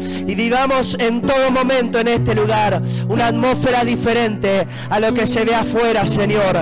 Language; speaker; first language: Spanish; native; Spanish